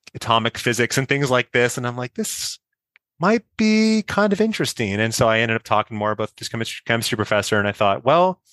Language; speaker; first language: English; native; English